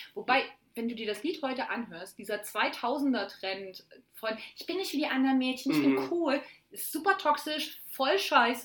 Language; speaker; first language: German; native; German